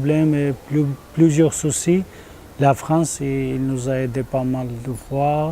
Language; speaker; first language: French; non-native, learner; Armenian